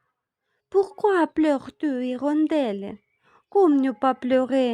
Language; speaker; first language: French; non-native, fluent; Romanian